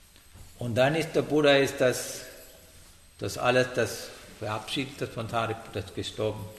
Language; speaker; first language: German; non-native, learner; Sinhala